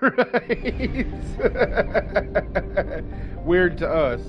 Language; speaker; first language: English; native; English